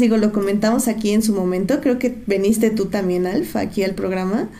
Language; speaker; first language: Spanish; native; Spanish